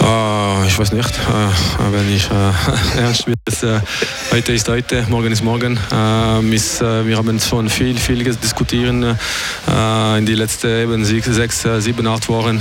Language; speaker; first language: German; non-native, fluent; French